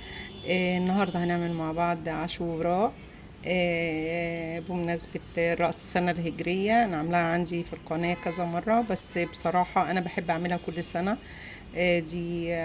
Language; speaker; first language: Arabic; native; Arabic